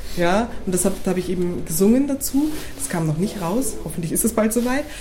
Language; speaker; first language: German; native; German